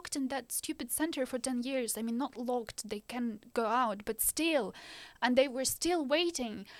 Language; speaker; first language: English; non-native, fluent; Ukrainian